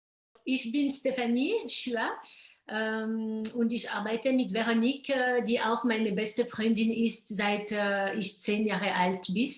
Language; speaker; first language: German; non-native, local second language; French